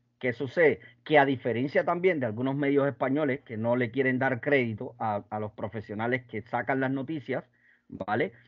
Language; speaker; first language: Spanish; native; Spanish